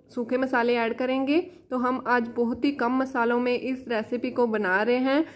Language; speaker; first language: Hindi; non-native, local second language; Punjabi